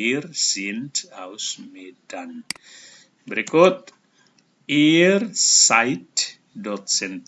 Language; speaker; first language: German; non-native, fluent; Indonesian